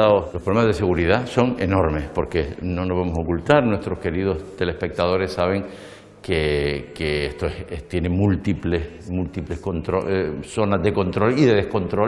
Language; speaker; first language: Spanish; native; Spanish